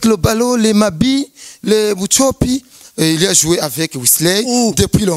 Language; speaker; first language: French; non-native, learner; Rundi